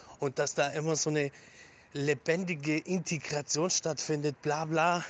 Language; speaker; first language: German; native; German